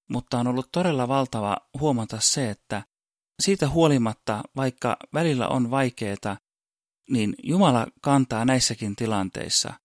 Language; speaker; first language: Finnish; early bilingual, heritage; Finnish